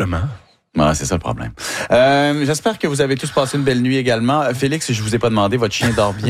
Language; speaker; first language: French; native; French